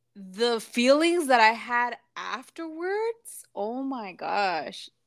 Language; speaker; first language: English; early bilingual, other home language; Spanish